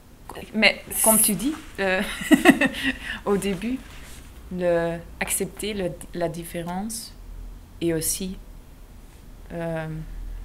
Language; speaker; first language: French; non-native, local second language; Dutch